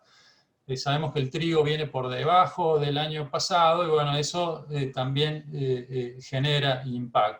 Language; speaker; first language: Spanish; native; Spanish